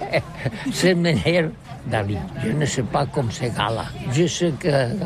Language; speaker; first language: French; non-native, learner; Catalan